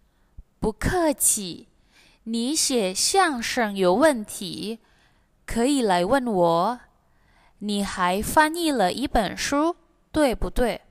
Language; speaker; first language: Chinese; non-native, fluent; Indonesian